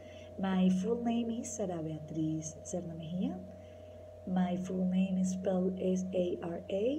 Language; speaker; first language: English; non-native, learner; Spanish